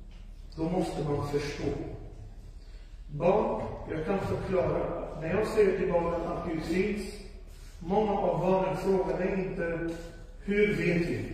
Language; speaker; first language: Swedish; non-native, fluent; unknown